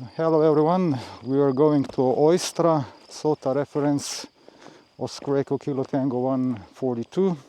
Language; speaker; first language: English; non-native, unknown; Slovenian